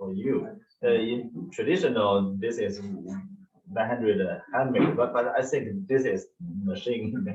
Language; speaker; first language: English; non-native, learner; Chinese